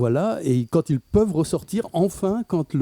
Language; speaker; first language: French; native; French